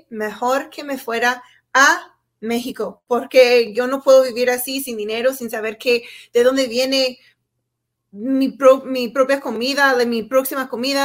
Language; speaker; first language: Spanish; non-native, fluent; English